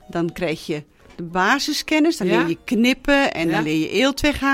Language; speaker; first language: Dutch; native; Dutch